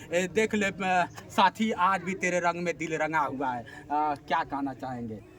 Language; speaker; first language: Hindi; native; Hindi